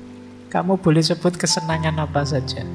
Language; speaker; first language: Indonesian; native; Indonesian